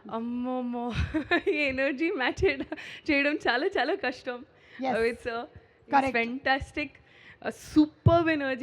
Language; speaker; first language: Telugu; non-native, learner; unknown